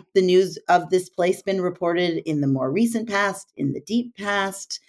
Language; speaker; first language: English; native; English